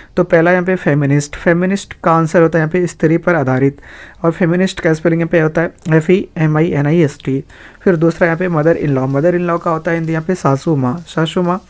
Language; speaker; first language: Hindi; native; Hindi